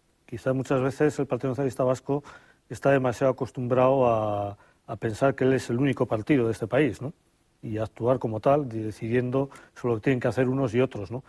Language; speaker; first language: Spanish; native; Spanish